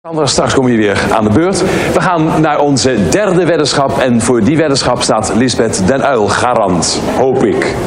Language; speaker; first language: Dutch; native; Dutch